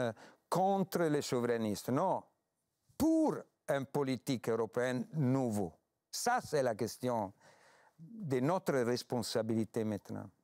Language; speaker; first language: French; non-native, fluent; Italian